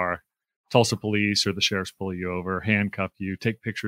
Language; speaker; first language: English; native; English